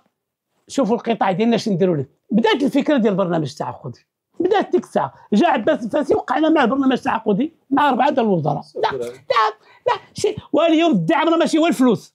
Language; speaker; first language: Arabic; native; Arabic